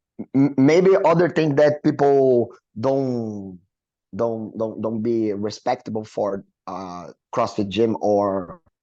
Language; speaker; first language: English; non-native, learner; Portuguese